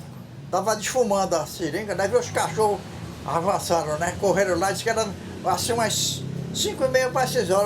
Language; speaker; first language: Portuguese; native; Portuguese